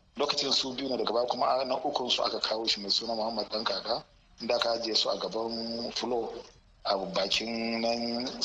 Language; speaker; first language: Hausa; native; Hausa